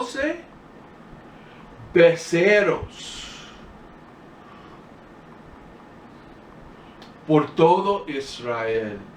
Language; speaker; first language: Spanish; non-native, fluent; English